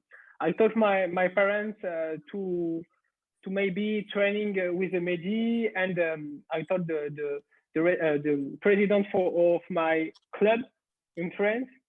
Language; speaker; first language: English; non-native, learner; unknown